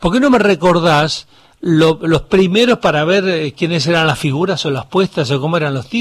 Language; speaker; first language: Spanish; native; Spanish